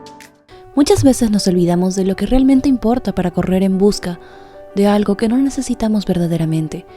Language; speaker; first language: Spanish; native; Spanish